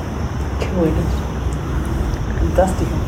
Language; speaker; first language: Spanish; non-native, fluent; English